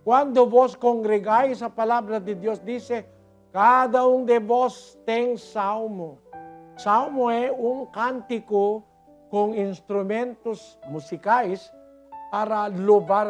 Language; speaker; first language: Portuguese; non-native, learner; Filipino